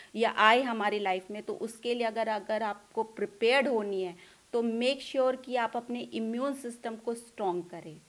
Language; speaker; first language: Hindi; non-native, local second language; Punjabi